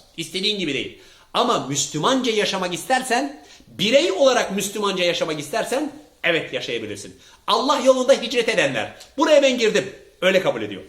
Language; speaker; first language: Turkish; early bilingual, heritage; Turkish